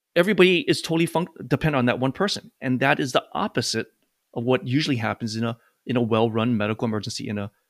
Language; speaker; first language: English; native; English